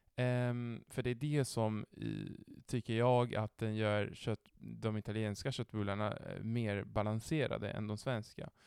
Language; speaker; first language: Swedish; non-native, fluent; Italian